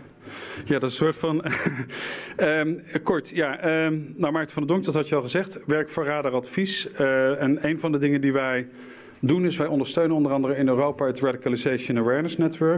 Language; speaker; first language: Dutch; native; Dutch